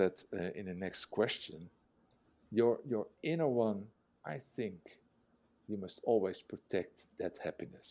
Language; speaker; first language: English; non-native, fluent; Dutch